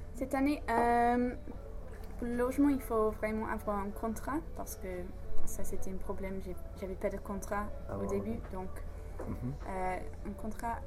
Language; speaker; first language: French; non-native, learner; English